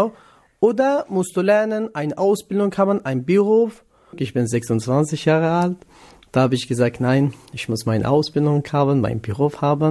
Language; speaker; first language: German; non-native, learner; Kurdish